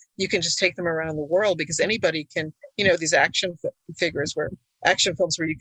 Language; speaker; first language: English; early bilingual, other home language; Hungarian